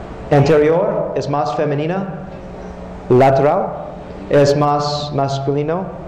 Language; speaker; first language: Spanish; non-native, learner; English